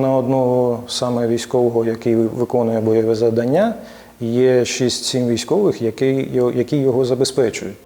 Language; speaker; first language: Ukrainian; native; Ukrainian